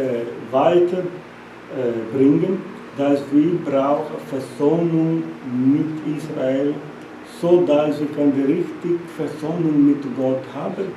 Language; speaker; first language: German; non-native, learner; Portuguese